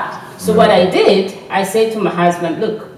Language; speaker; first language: English; non-native, local second language; Swahili